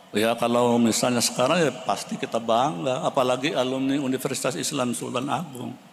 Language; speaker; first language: Indonesian; non-native, local second language; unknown